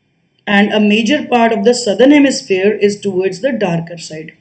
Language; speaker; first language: English; non-native, local second language; Hindi